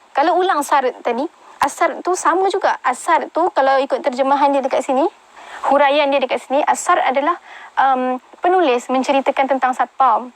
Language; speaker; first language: Malay; native; Malay